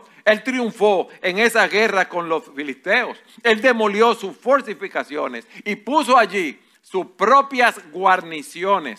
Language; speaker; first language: Spanish; native; Spanish